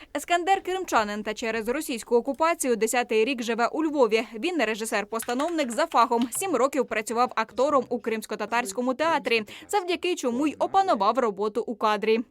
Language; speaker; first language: Ukrainian; native; Ukrainian